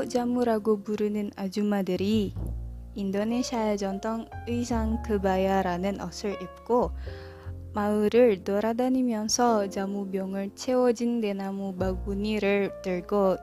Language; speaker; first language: Korean; non-native, learner; Indonesian